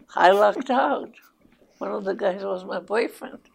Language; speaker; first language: English; early bilingual, other home language; Spanish